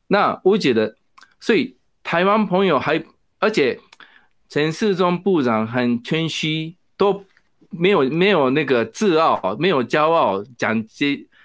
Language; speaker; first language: Chinese; non-native, fluent; Japanese